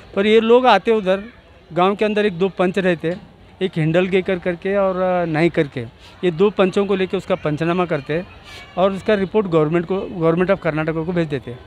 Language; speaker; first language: Hindi; non-native, local second language; Urdu